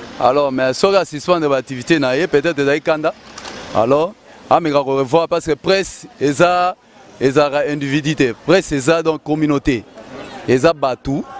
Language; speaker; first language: Lingala; native; Lingala